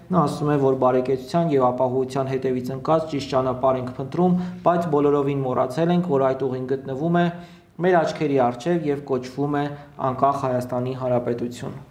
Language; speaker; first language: Armenian; native; Armenian